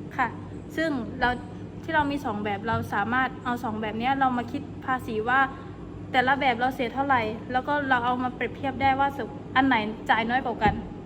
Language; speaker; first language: Thai; non-native, local second language; Pattani Malay